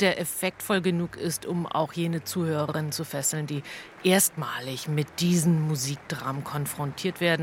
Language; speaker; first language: German; native; German